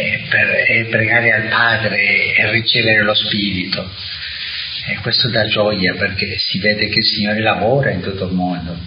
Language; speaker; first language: Italian; non-native, fluent; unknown